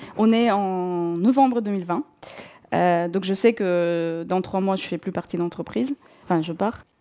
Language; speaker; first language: French; non-native, fluent; Russian